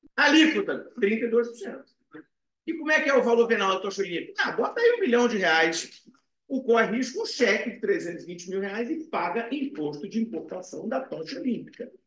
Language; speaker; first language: Portuguese; native; Portuguese